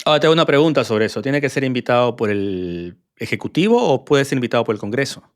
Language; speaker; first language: Spanish; native; Spanish